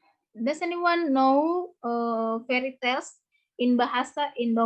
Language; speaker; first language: English; non-native, learner; Indonesian